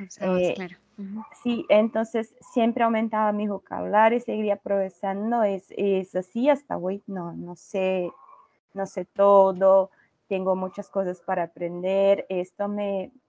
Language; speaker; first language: Spanish; non-native, learner; Portuguese